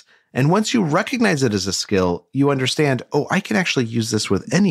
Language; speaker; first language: English; native; English